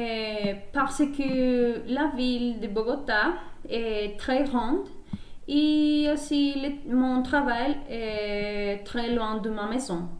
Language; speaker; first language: French; non-native, learner; Spanish